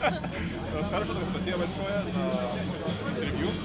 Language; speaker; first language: Russian; early bilingual, heritage; Russian